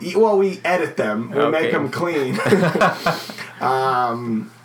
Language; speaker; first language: English; non-native, fluent; Portuguese